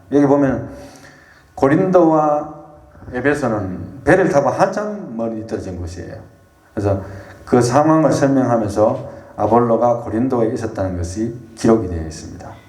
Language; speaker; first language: Korean; native; Korean